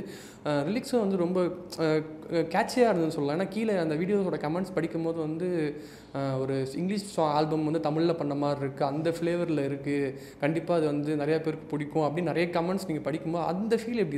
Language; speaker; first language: Tamil; native; Tamil